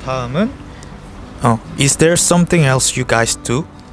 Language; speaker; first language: English; non-native, fluent; Korean